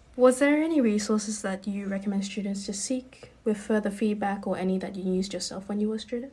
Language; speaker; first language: English; native; English